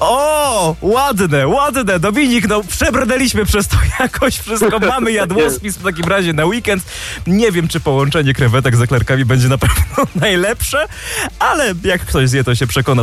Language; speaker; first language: Polish; native; Polish